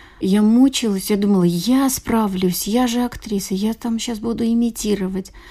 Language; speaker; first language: Russian; non-native, local second language; Armenian